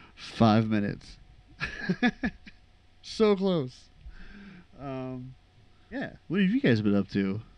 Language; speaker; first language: English; native; English